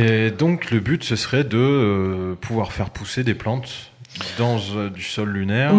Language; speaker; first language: French; native; French